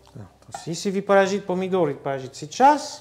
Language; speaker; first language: Russian; non-native, learner; French